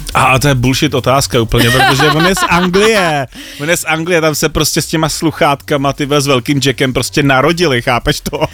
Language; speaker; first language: Czech; native; Czech